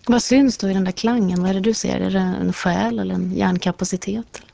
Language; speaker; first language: Swedish; native; Swedish